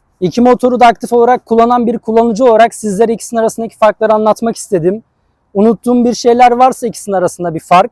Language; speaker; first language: Turkish; native; Turkish